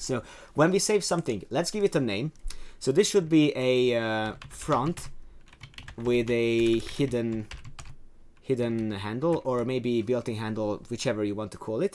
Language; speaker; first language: English; non-native, fluent; Hungarian